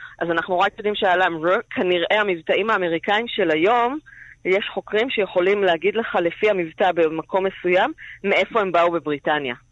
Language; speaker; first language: Hebrew; native; Hebrew